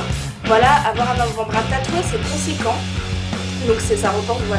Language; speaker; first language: French; native; French